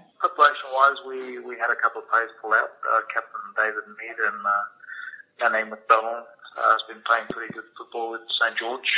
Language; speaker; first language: English; early bilingual, other home language; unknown